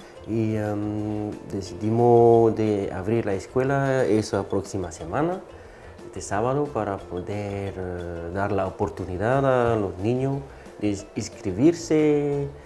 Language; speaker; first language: Spanish; non-native, fluent; French